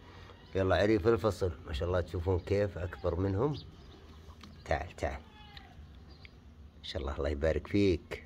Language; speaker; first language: Arabic; native; Arabic